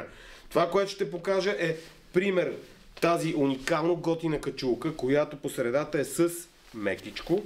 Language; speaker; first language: Bulgarian; native; Bulgarian